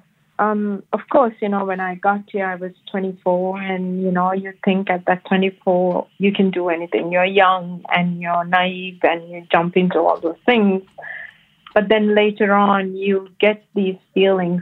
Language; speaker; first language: English; non-native, local second language; Sinhala